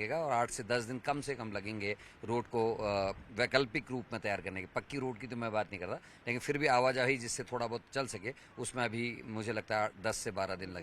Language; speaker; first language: Hindi; native; Hindi